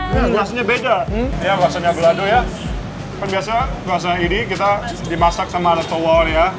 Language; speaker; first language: Indonesian; native; Indonesian